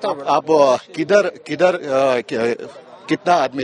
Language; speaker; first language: Hindi; non-native, local second language; Kannada